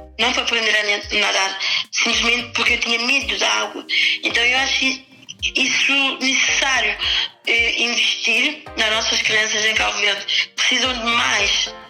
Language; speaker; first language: Portuguese; early bilingual, other home language; Kabuverdianu